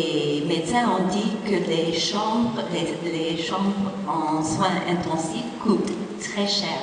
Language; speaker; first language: French; non-native, fluent; English